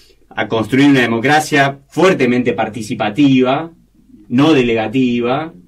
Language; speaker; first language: Spanish; native; Spanish